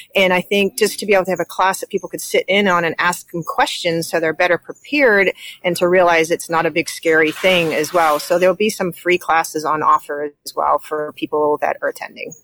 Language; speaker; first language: English; native; English